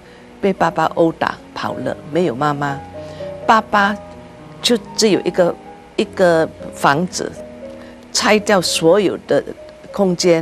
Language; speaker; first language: Chinese; early bilingual, heritage; Chinese